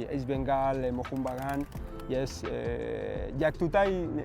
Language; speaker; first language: Polish; non-native, learner; Spanish